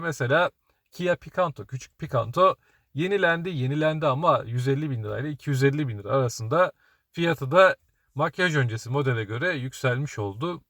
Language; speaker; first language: Turkish; native; Turkish